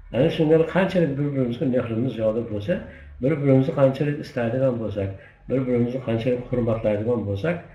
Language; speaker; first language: Uzbek; native; Uzbek